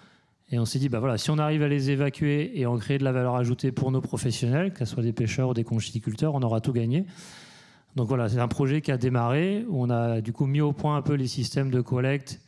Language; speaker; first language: French; native; French